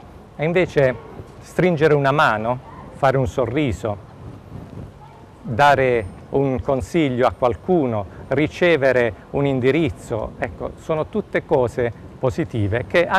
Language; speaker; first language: Italian; native; Italian